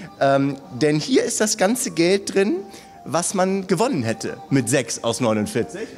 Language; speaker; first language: German; native; German